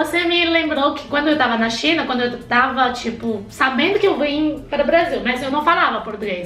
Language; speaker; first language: Portuguese; non-native, fluent; Chinese